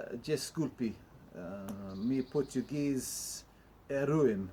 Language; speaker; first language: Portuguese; non-native, learner; English